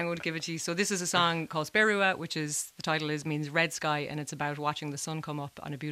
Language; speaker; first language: English; native; English